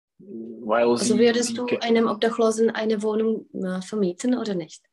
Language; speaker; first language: German; non-native, fluent; Czech